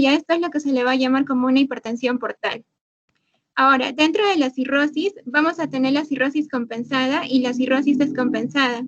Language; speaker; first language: Spanish; native; Spanish